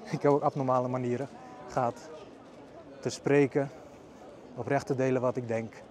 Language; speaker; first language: Dutch; early bilingual, other home language; Bosnian